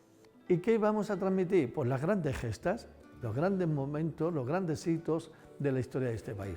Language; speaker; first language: Spanish; native; Spanish